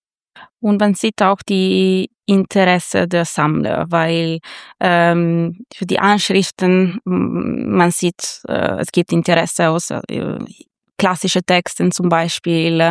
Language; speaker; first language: German; non-native, fluent; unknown